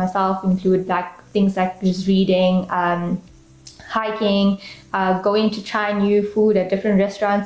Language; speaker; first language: English; native; English